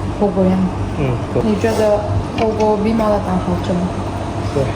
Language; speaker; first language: Chinese; non-native, learner; Ukrainian